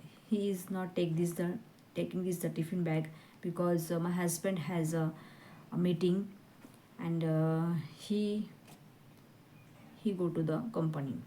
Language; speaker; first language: English; non-native, learner; Hindi